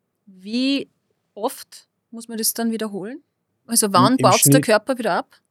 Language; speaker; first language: German; native; German